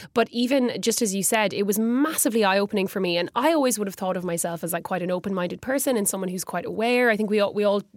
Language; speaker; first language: English; native; English